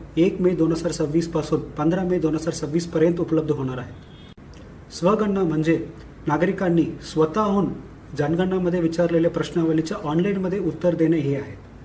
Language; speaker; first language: Marathi; non-native, local second language; Tamil